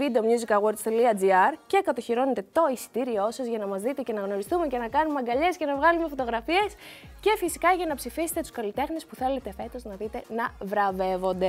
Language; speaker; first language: Greek; native; Greek